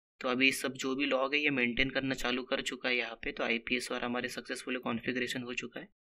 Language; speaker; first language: Hindi; non-native, local second language; Marathi